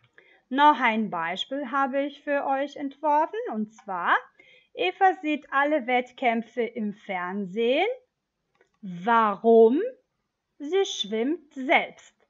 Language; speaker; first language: German; non-native, fluent; Macedonian